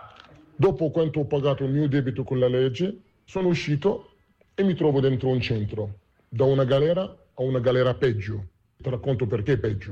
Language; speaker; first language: Italian; non-native, fluent; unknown